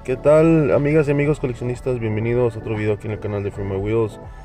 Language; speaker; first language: Spanish; early bilingual, heritage; Spanish